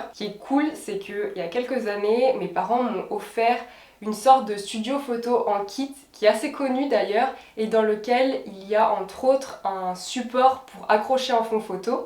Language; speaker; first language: French; native; French